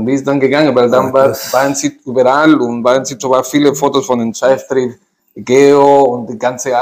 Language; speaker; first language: German; non-native, fluent; Spanish